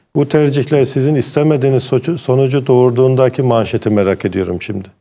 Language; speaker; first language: Turkish; early bilingual, heritage; Turkish